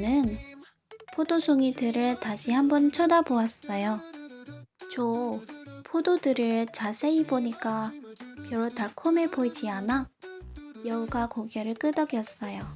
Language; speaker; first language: Korean; non-native, learner; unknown